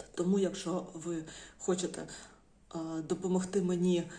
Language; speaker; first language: Ukrainian; non-native, local second language; Russian